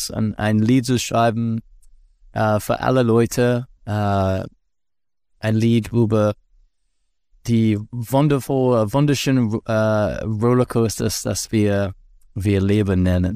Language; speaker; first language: German; non-native, learner; English